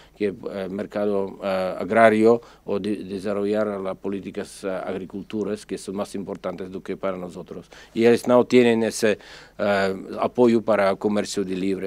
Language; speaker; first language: Spanish; non-native, fluent; Czech